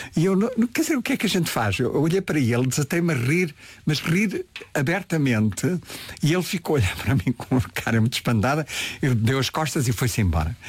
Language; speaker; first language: Portuguese; native; Portuguese